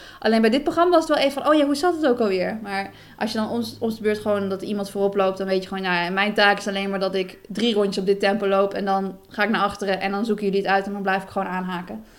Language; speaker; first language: Dutch; native; Dutch